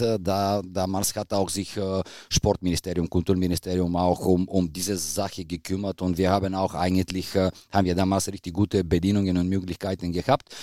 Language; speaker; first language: German; non-native, fluent; Bulgarian